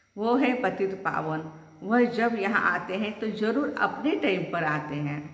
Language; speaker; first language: Hindi; non-native, local second language; Marathi